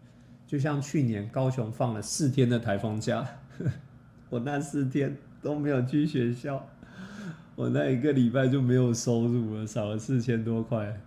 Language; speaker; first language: Chinese; native; Chinese